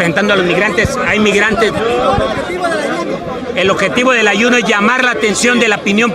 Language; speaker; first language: Spanish; native; Spanish